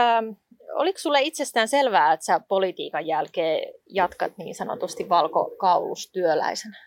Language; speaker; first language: Finnish; native; Finnish